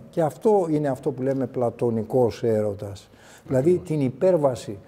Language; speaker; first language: Greek; native; Greek